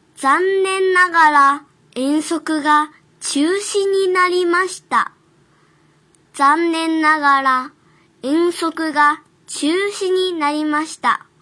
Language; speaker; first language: Japanese; non-native, fluent; Chinese